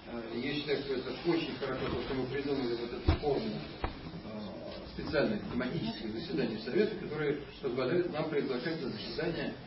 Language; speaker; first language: Russian; native; Russian